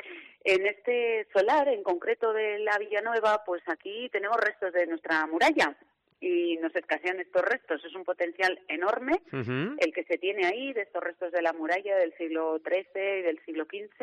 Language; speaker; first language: Spanish; native; Spanish